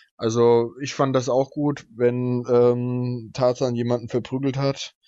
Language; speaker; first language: German; native; German